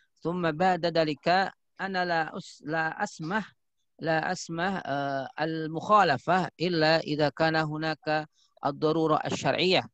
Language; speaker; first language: Arabic; non-native, fluent; Indonesian